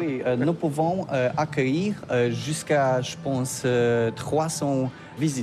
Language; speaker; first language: French; non-native, learner; Polish